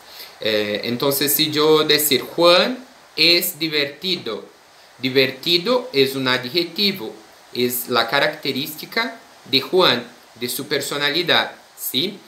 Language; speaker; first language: Spanish; non-native, fluent; Portuguese